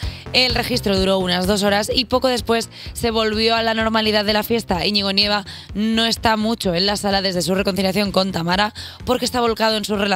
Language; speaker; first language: Spanish; native; Spanish